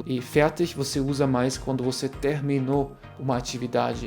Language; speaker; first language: Portuguese; non-native, fluent; German